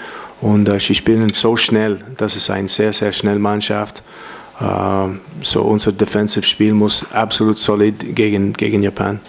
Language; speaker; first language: German; non-native, learner; English